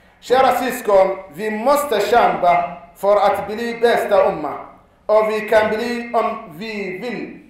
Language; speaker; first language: Swedish; non-native, fluent; Arabic